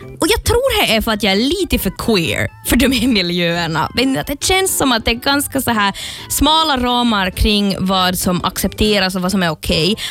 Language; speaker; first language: Swedish; native; Swedish